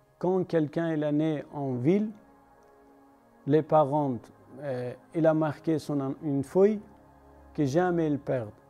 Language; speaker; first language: French; non-native, learner; Persian